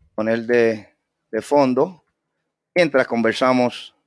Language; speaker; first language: Spanish; native; Spanish